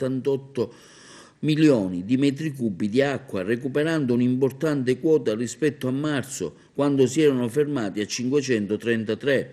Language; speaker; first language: Italian; native; Italian